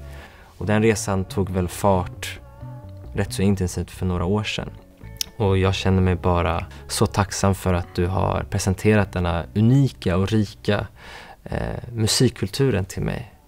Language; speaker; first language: Swedish; early bilingual, other home language; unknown